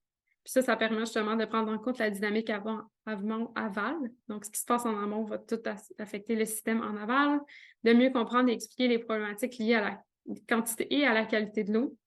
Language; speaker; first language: French; native; French